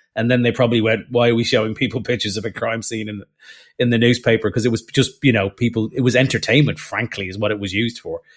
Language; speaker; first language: English; native; English